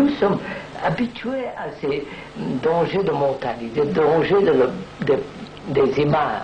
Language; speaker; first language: French; non-native, fluent; Telugu